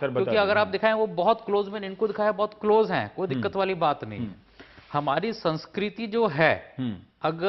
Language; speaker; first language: Hindi; native; Hindi